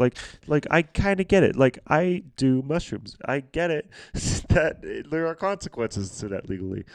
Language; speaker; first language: English; early bilingual, other home language; Spanish